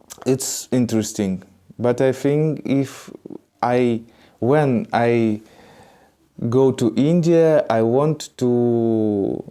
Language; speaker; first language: English; non-native, learner; Russian